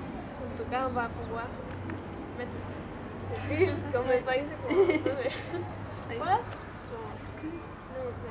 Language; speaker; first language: French; non-native, learner; Spanish